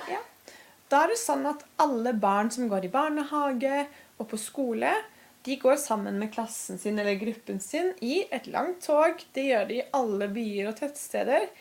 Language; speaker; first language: Norwegian; native; Norwegian